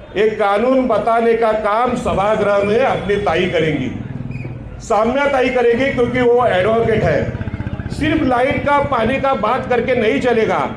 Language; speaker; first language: Hindi; non-native, local second language; Marathi